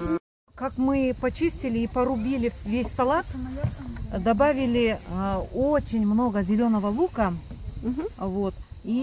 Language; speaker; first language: Russian; native; Russian